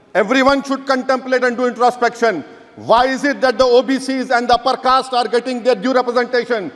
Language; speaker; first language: English; non-native, local second language; Urdu